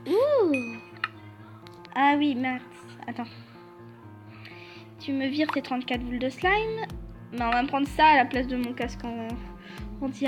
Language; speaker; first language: French; native; French